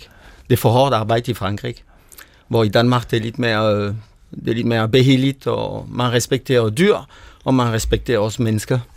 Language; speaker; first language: Danish; non-native, fluent; French